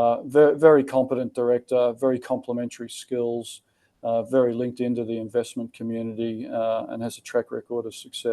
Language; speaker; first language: English; native; English